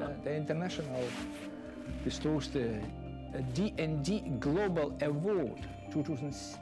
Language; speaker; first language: Danish; non-native, fluent; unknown